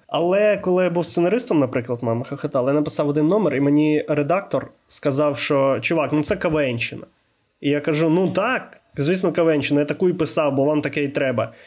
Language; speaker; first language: Ukrainian; non-native, local second language; Russian